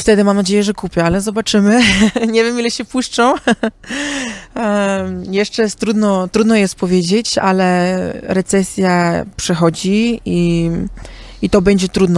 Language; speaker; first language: Polish; early bilingual, heritage; Polish